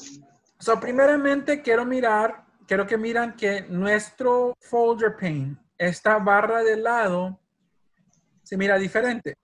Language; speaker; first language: Spanish; early bilingual, heritage; Spanish